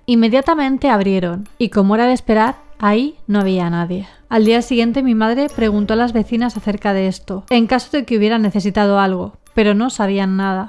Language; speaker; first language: Spanish; native; Spanish